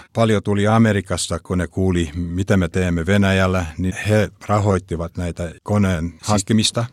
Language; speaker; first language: Finnish; early bilingual, heritage; Finnish